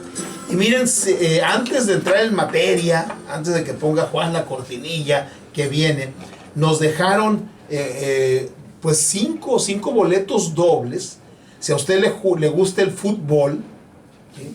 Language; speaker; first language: Spanish; native; Spanish